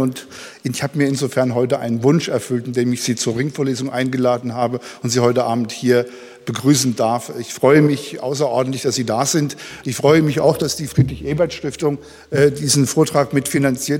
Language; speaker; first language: German; native; German